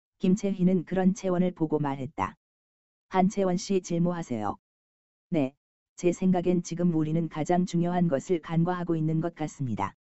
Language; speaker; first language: Korean; native; Korean